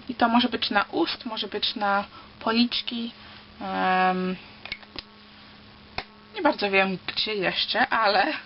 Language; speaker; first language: Polish; early bilingual, heritage; Polish